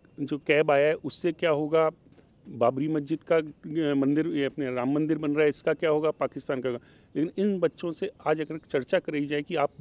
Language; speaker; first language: Hindi; native; Hindi